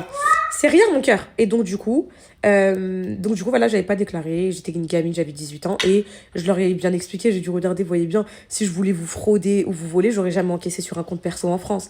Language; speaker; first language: French; native; French